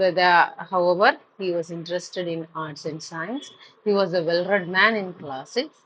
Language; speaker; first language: English; non-native, local second language; Malayalam